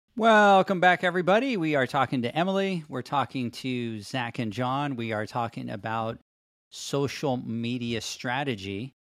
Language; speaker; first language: English; non-native, local second language; Spanish